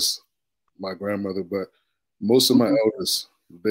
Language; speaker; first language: English; native; English